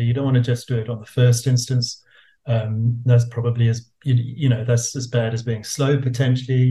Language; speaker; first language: English; native; English